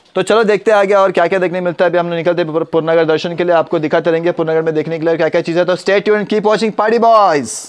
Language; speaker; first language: Hindi; non-native, local second language; Konkani